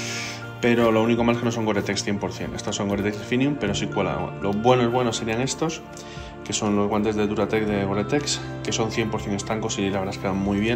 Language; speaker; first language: Spanish; native; Spanish